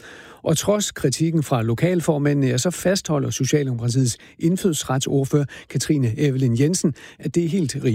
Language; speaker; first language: Danish; native; Danish